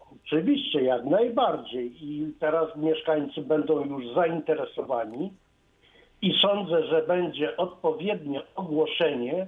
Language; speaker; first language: Polish; native; Polish